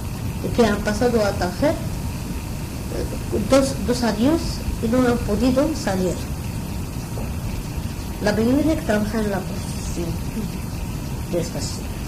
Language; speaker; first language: Spanish; non-native, learner; Arabic